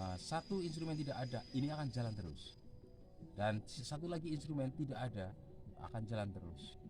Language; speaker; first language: Indonesian; non-native, local second language; Javanese